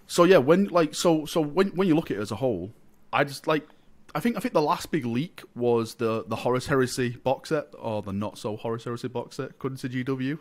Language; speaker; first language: English; native; English